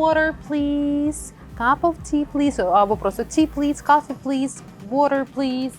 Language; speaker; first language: English; non-native, fluent; Ukrainian